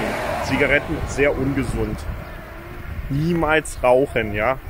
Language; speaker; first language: German; non-native, fluent; Vietnamese